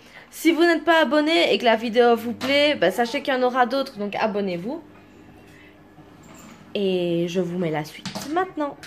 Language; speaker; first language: French; native; French